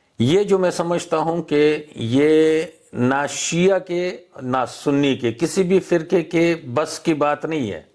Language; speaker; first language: Urdu; non-native, local second language; Pashto